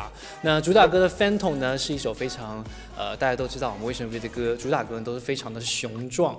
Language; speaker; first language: Chinese; native; Chinese